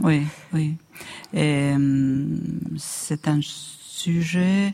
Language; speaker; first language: French; non-native, fluent; Finnish